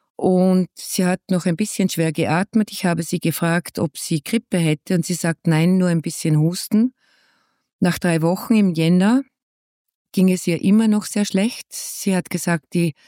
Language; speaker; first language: German; native; German